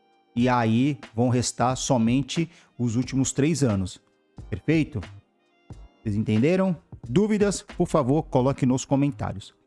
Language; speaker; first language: Portuguese; native; Portuguese